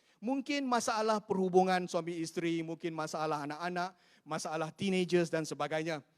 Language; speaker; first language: Malay; non-native, local second language; Chinese